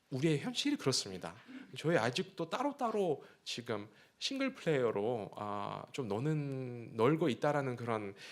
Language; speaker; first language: Korean; non-native, fluent; Russian